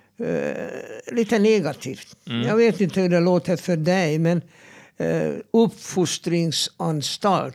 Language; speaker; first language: Swedish; non-native, fluent; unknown